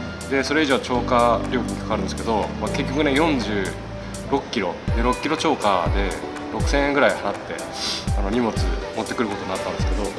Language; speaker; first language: Japanese; native; Japanese